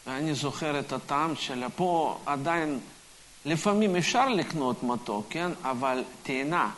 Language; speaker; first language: Hebrew; non-native, fluent; Russian